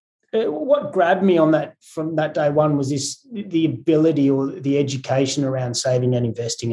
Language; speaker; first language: English; native; English